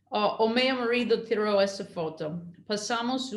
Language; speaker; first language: Portuguese; non-native, fluent; English